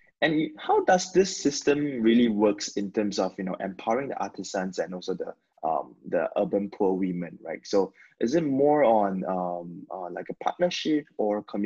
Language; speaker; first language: English; non-native, local second language; Chinese